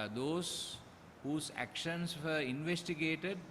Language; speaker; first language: English; non-native, local second language; Sinhala